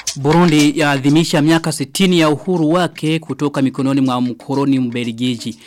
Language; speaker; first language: Swahili; non-native, local second language; Rundi